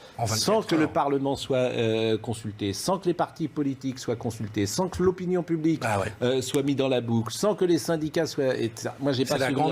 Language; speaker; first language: French; native; French